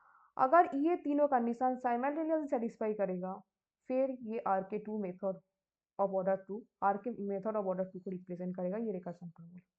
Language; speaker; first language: Hindi; native; Hindi